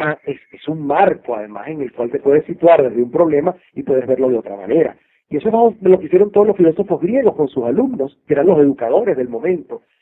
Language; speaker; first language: Spanish; native; Spanish